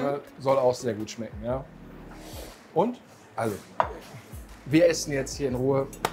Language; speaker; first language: German; native; German